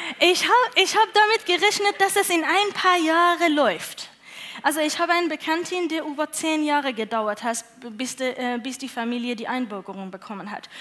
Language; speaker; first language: German; non-native, learner; Persian